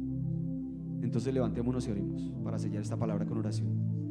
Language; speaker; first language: Spanish; native; Spanish